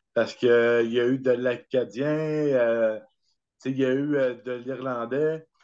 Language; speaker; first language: French; native; French